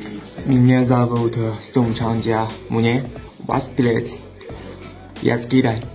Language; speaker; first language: Russian; non-native, learner; Chinese